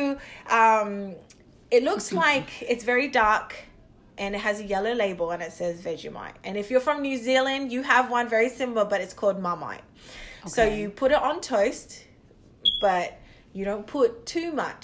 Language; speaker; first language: English; native; English